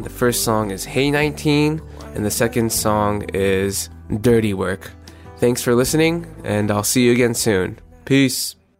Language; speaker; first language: English; early bilingual, other home language; Japanese